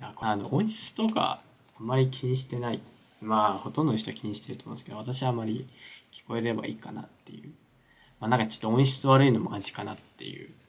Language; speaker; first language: Japanese; native; Japanese